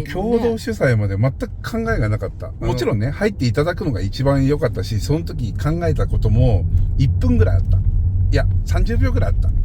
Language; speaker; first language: Japanese; native; Japanese